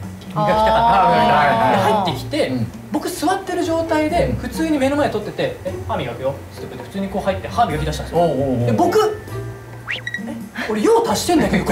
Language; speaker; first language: Japanese; native; Japanese